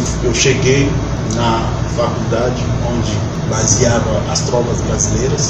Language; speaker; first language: Portuguese; non-native, fluent; Haitian Creole